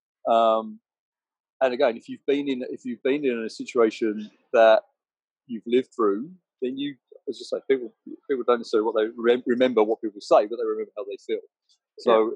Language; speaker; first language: English; native; English